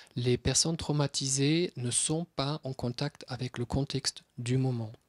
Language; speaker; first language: French; non-native, fluent; German